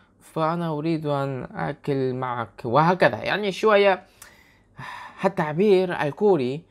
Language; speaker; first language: Arabic; non-native, fluent; Korean